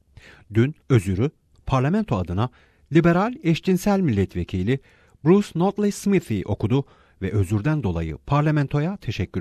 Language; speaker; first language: Turkish; native; Turkish